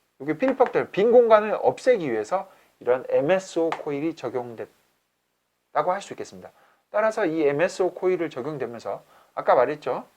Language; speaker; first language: Korean; native; Korean